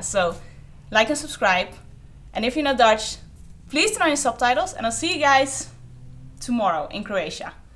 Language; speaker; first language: English; non-native, fluent; Dutch